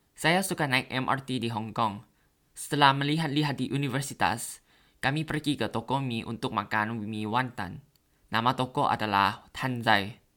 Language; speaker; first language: Indonesian; non-native, learner; Thai